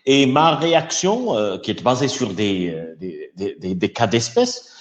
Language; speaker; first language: French; non-native, local second language; Arabic